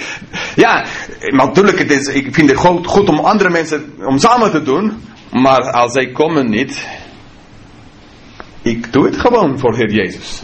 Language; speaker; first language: Dutch; non-native, fluent; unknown